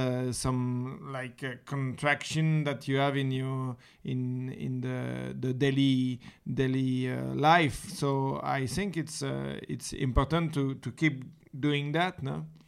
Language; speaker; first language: English; non-native, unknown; French